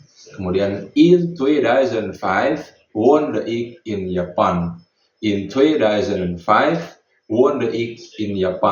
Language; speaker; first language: Dutch; non-native, fluent; Indonesian